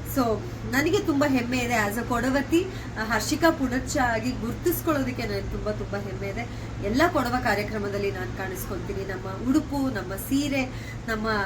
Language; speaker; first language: Kannada; non-native, local second language; Kodava